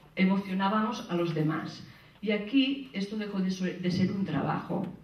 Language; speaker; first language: Spanish; non-native, local second language; Catalan